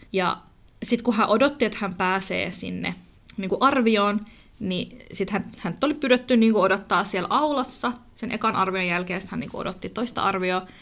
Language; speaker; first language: Finnish; early bilingual, other home language; Kurdish